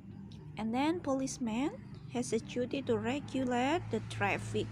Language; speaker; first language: English; non-native, fluent; Indonesian